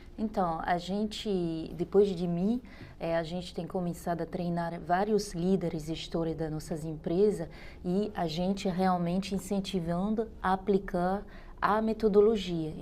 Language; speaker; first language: Portuguese; non-native, fluent; French